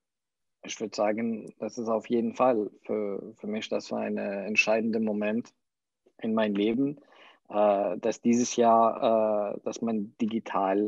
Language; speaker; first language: German; non-native, fluent; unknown